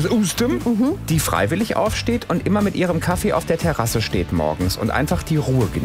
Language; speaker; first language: German; native; German